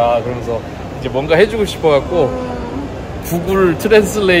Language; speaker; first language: Korean; native; Korean